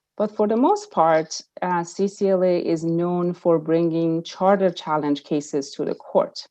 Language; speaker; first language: English; non-native, fluent; Persian